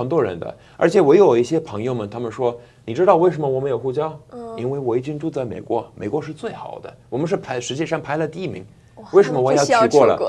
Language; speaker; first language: Chinese; non-native, fluent; English